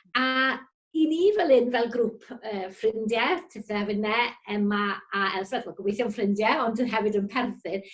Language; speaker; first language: Welsh; native; Welsh